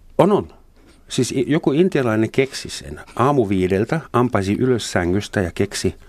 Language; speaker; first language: Finnish; non-native, fluent; German